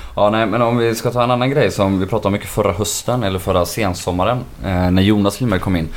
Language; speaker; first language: Swedish; native; Swedish